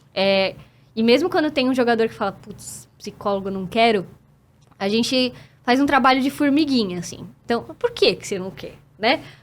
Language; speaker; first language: Portuguese; native; Portuguese